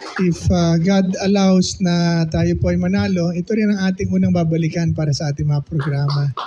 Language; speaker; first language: Filipino; native; Filipino